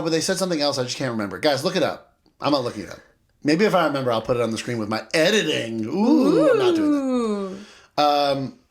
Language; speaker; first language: English; native; English